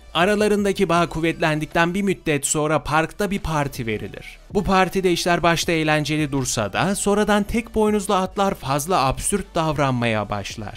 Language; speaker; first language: Turkish; native; Turkish